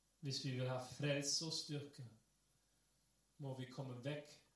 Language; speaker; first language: Norwegian; non-native, fluent; English